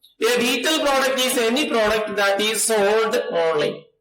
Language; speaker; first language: English; non-native, local second language; Malayalam